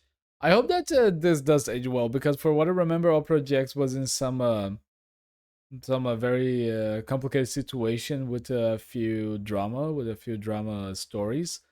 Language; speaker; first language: English; non-native, fluent; Portuguese